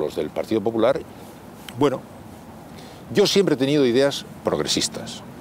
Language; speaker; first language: Spanish; native; Spanish